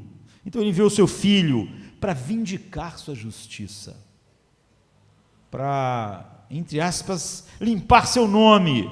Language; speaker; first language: Portuguese; native; Portuguese